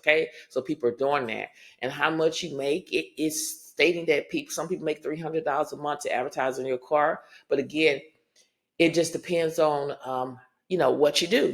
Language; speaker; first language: English; native; English